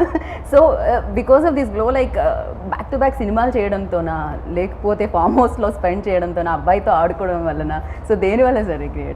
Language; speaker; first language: Telugu; native; Telugu